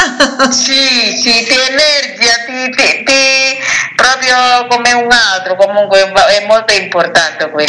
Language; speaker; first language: Italian; non-native, learner; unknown